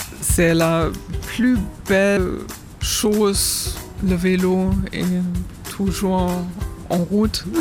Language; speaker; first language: French; non-native, learner; German